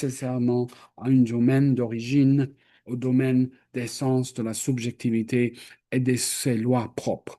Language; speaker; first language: French; non-native, fluent; English